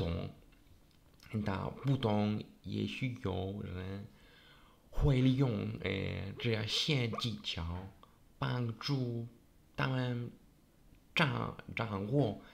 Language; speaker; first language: Chinese; non-native, learner; Polish